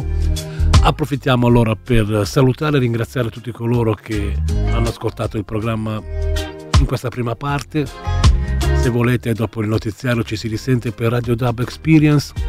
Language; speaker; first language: Italian; native; Italian